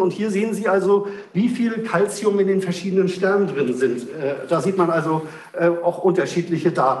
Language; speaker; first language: German; native; German